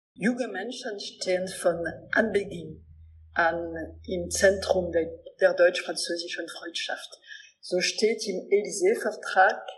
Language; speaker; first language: German; non-native, local second language; French